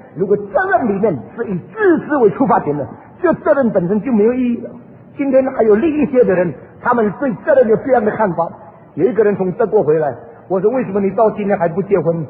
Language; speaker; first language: Chinese; early bilingual, heritage; Chinese